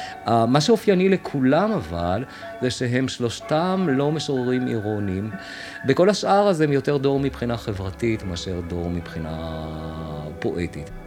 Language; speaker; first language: Hebrew; native; Hebrew